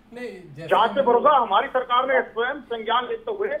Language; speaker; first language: Hindi; native; Hindi